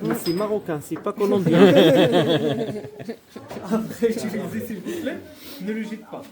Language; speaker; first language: French; non-native, local second language; Arabic